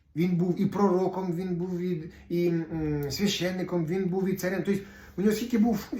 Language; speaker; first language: Ukrainian; non-native, local second language; Russian